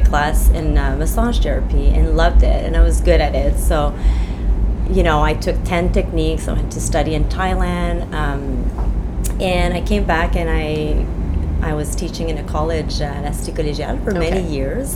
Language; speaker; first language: English; non-native, fluent; French